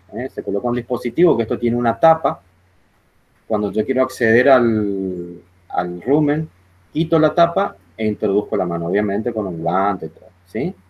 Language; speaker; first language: Spanish; native; Spanish